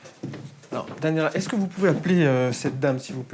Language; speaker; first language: French; native; French